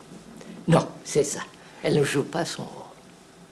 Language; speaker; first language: French; non-native, fluent; Telugu